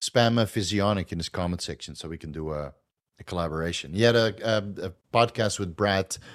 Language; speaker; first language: English; non-native, fluent; Dutch